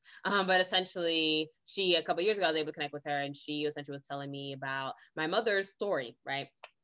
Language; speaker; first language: English; native; English